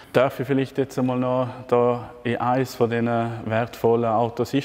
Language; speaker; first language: German; native; German